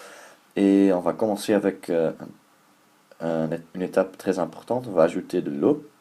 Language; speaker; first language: French; non-native, learner; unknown